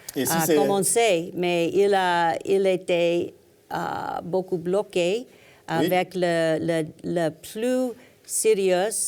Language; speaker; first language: French; non-native, learner; English